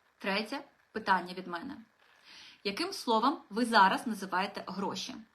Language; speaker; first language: Ukrainian; non-native, local second language; Russian